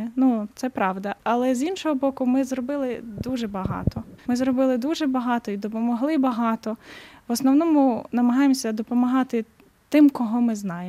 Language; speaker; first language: Ukrainian; native; Ukrainian